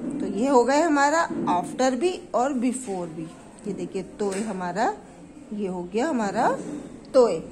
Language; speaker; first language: Hindi; native; Hindi